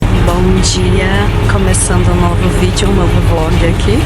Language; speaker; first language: Portuguese; native; Portuguese